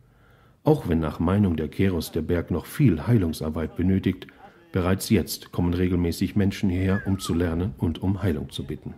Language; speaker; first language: German; native; German